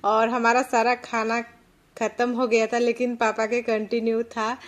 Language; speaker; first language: Hindi; non-native, local second language; Odia